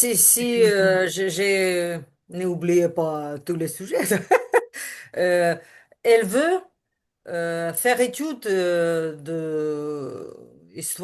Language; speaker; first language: French; non-native, learner; Ukrainian